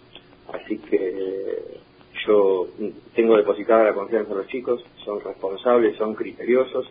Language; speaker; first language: Spanish; native; Spanish